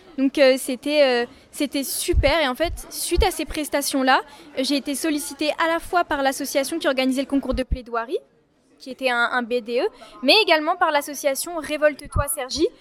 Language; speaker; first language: French; native; French